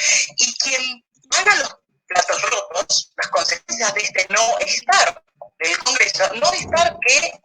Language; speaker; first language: Spanish; native; Spanish